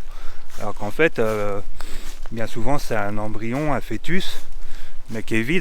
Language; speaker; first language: French; native; French